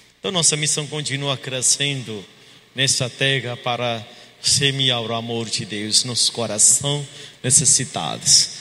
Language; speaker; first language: Portuguese; non-native, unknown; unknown